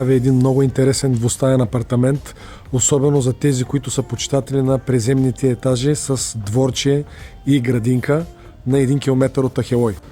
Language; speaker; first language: Bulgarian; native; Bulgarian